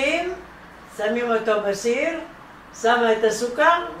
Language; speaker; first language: Hebrew; non-native, fluent; Arabic